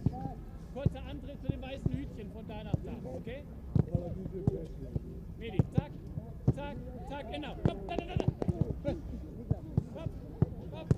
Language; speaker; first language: German; non-native, learner; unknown